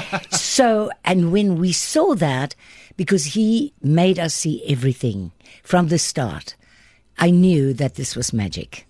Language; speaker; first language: English; non-native, local second language; Afrikaans